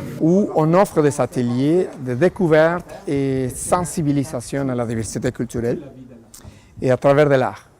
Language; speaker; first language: French; non-native, fluent; Spanish